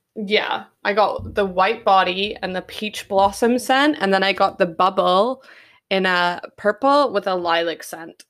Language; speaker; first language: English; native; English